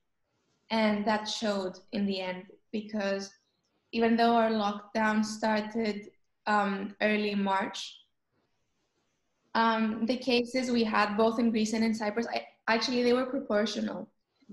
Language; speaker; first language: English; non-native, fluent; Greek